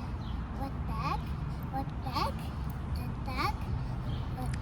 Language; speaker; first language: Russian; early bilingual, other home language; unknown